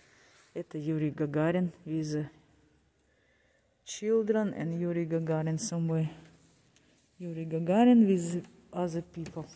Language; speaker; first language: English; non-native, learner; Russian